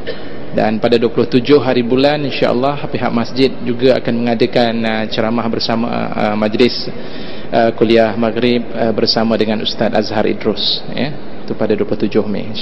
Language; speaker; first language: Malay; native; Malay